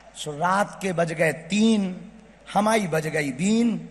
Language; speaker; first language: Hindi; native; Hindi